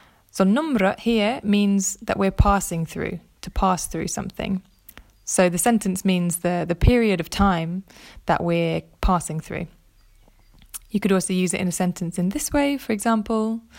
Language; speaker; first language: English; native; English